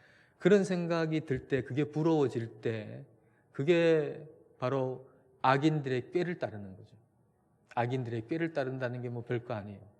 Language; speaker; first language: Korean; native; Korean